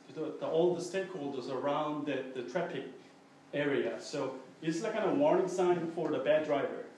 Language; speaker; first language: English; non-native, fluent; Korean